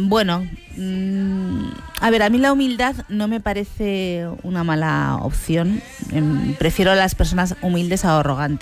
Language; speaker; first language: Spanish; native; Spanish